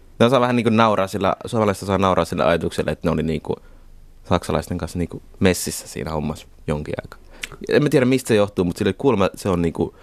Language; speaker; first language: Finnish; early bilingual, other home language; Somali